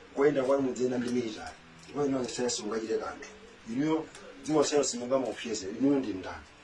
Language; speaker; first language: Nyanja; native; Nyanja